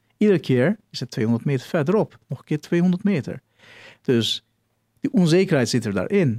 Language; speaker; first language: Dutch; non-native, fluent; Turkish